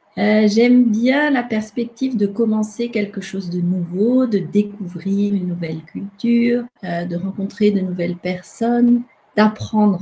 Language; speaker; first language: French; non-native, local second language; Malagasy